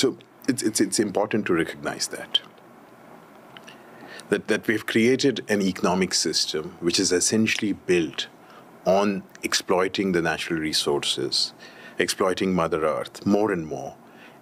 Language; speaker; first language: English; non-native, local second language; Hindi